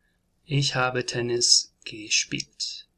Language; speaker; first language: German; non-native, learner; English